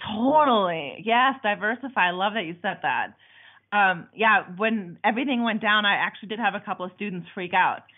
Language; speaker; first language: English; non-native, fluent; German